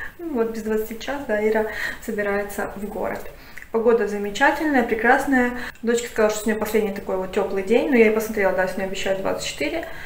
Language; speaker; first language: Russian; native; Russian